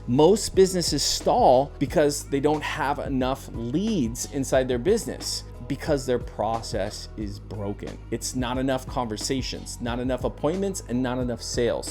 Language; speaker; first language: English; native; English